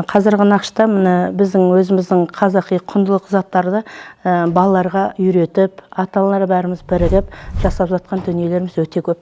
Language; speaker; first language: Kazakh; native; Kazakh